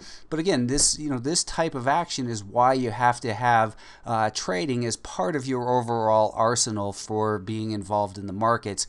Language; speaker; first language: English; native; English